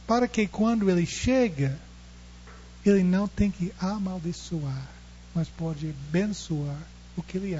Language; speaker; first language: Portuguese; non-native, fluent; English